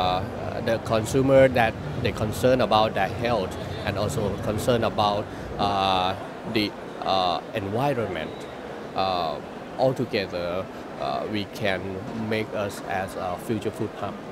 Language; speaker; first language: English; non-native, learner; Thai